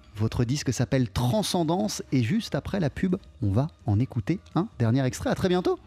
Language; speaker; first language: French; native; French